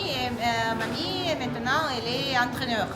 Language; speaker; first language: French; non-native, fluent; Russian